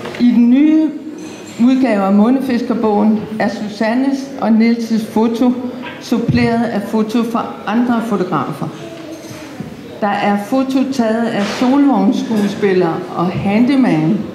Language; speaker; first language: Danish; native; Danish